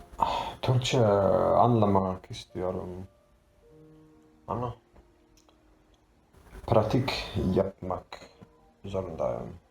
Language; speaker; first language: Turkish; non-native, learner; English